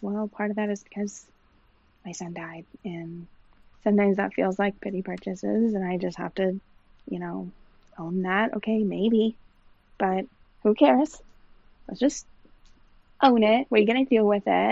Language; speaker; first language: English; native; English